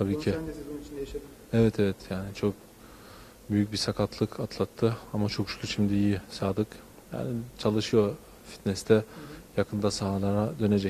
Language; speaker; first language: Turkish; early bilingual, heritage; Turkish